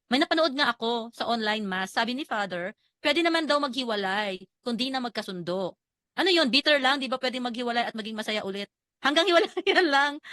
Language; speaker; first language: Filipino; native; Filipino